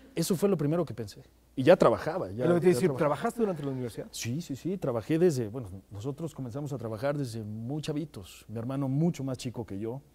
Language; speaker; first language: Spanish; native; Spanish